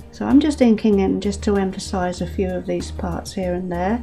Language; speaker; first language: English; native; English